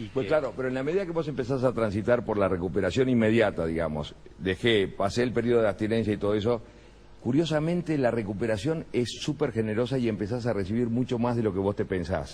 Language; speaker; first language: Spanish; native; Spanish